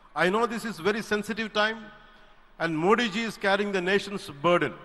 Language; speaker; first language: English; non-native, local second language; Telugu